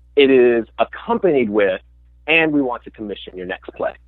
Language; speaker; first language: English; native; English